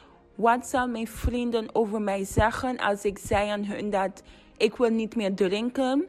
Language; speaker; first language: Dutch; non-native, fluent; English